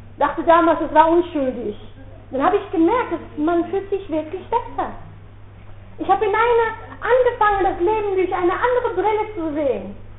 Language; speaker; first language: German; non-native, fluent; Dutch